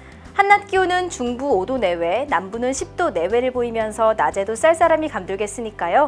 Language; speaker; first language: Korean; native; Korean